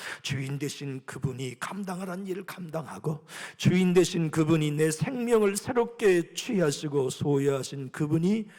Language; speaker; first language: Korean; native; Korean